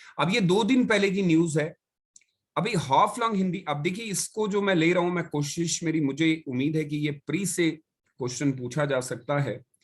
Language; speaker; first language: Hindi; native; Hindi